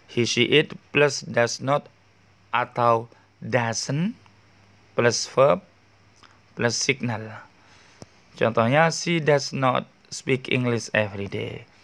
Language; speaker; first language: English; non-native, learner; Indonesian